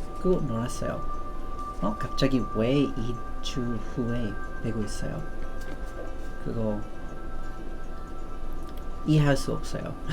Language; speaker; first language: Korean; non-native, learner; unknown